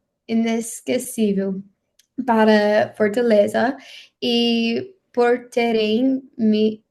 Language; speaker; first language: Portuguese; non-native, learner; English